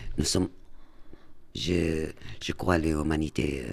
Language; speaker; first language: French; non-native, learner; Arabic